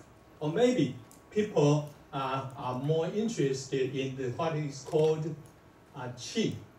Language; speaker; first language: English; non-native, fluent; Chinese